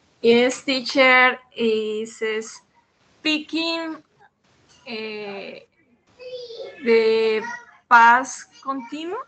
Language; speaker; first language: English; non-native, learner; Spanish